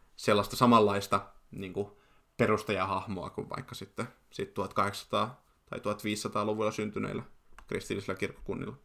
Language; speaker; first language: Finnish; native; Finnish